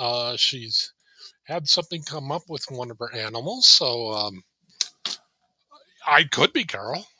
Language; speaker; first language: English; native; English